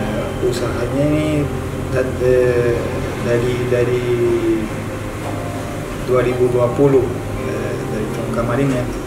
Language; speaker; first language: Indonesian; non-native, fluent; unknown